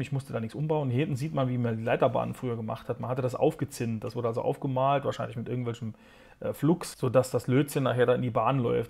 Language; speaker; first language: German; native; German